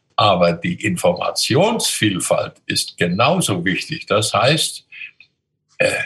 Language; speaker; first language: German; native; German